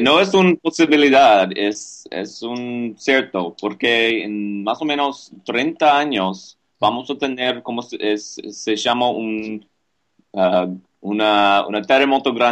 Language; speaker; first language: Spanish; non-native, learner; English